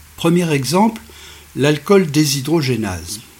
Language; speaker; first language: French; native; French